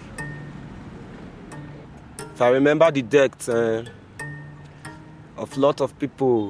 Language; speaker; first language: English; non-native, local second language; Bini